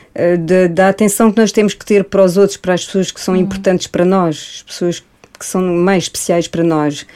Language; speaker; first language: Portuguese; early bilingual, heritage; Portuguese